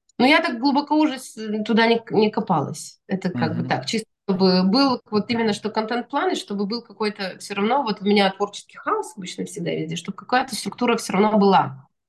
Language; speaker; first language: Russian; non-native, local second language; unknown